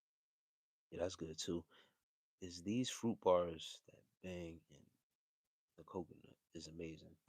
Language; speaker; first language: English; native; English